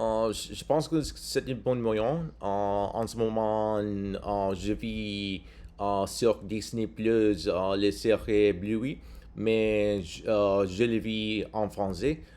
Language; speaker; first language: French; non-native, learner; English